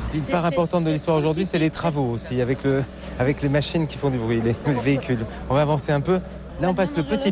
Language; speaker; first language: French; native; French